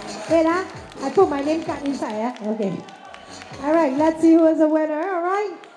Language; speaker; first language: English; non-native, local second language; Chinese